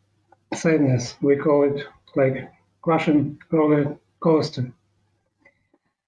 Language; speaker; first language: English; non-native, learner; Ukrainian